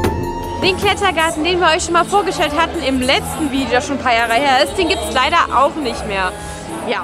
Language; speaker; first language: German; native; German